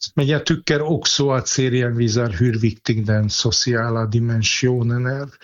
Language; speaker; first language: Swedish; non-native, fluent; Hungarian